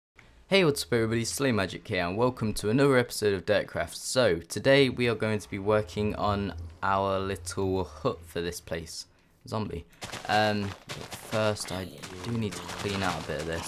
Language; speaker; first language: English; native; English